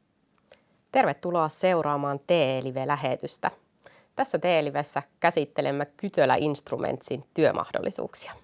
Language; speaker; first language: Finnish; native; Finnish